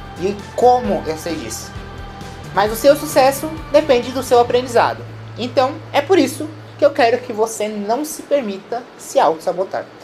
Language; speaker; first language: Portuguese; native; Portuguese